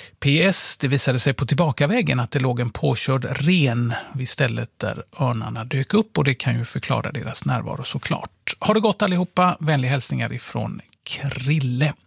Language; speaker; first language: Swedish; native; Swedish